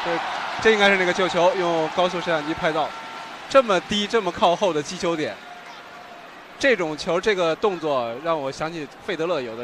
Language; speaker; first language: Chinese; native; Chinese